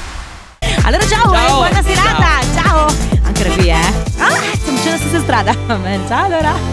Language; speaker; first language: Italian; native; Italian